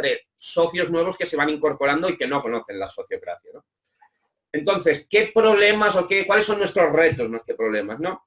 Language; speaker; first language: Spanish; native; Spanish